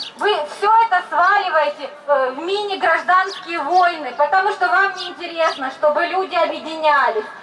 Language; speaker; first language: Russian; native; Russian